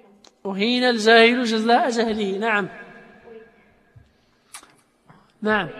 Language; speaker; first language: Arabic; native; Arabic